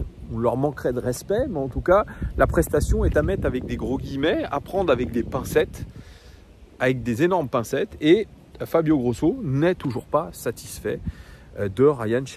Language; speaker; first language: French; native; French